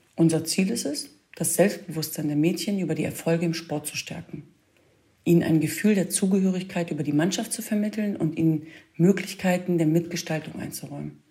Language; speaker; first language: German; early bilingual, other home language; Kurdish